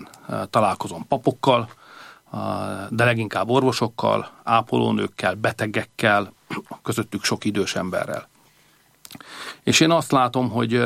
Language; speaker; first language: Hungarian; native; Hungarian